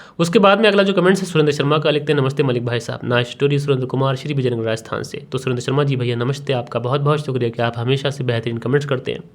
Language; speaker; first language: Hindi; native; Hindi